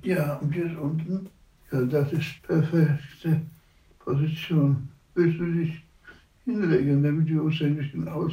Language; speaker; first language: German; non-native, fluent; Polish